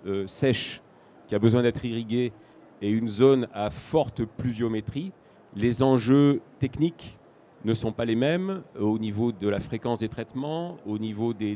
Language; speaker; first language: French; native; French